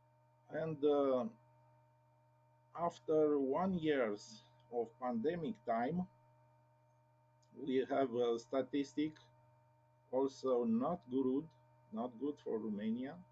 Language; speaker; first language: English; non-native, learner; Romanian